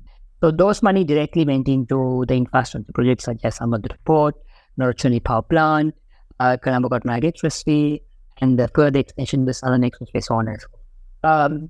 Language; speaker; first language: English; non-native, local second language; Sinhala